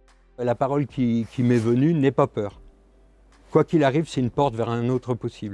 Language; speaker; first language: French; native; French